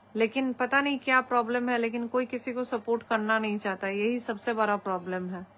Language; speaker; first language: Hindi; non-native, local second language; Bangla